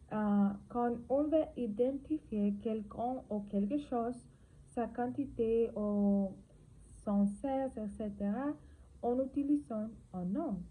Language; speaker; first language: French; non-native, learner; Spanish